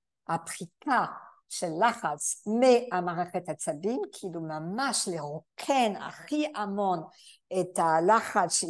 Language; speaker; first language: Hebrew; non-native, fluent; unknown